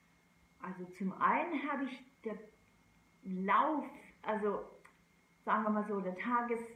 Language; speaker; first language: German; non-native, fluent; English